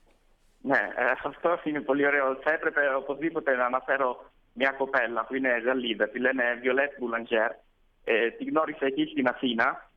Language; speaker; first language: Greek; non-native, fluent; Italian